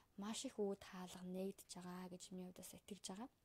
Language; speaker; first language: Mongolian; native; Mongolian